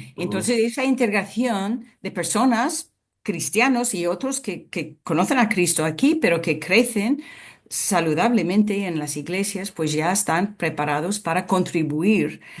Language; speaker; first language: Spanish; non-native, fluent; English